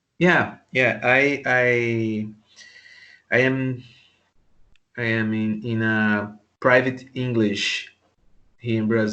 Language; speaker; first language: English; non-native, learner; Portuguese